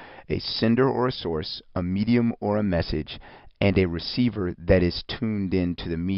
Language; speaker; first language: English; native; English